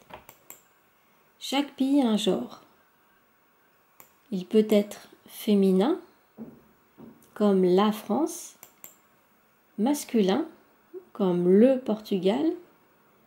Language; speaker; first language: French; native; French